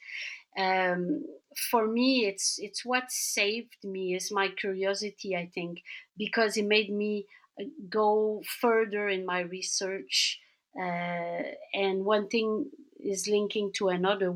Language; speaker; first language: English; native; English